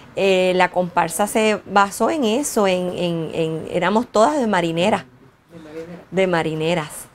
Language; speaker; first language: Spanish; native; Spanish